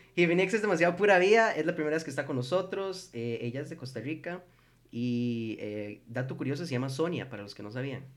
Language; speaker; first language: Spanish; early bilingual, heritage; English